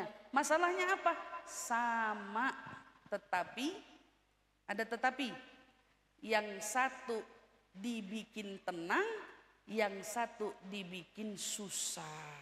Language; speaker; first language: Indonesian; native; Indonesian